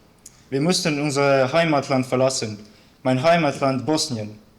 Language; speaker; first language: German; early bilingual, other home language; Bosnian